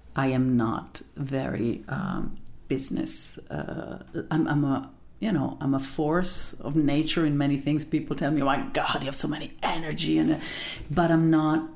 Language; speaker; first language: English; non-native, fluent; Italian